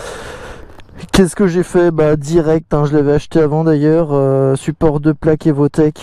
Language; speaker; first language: French; native; French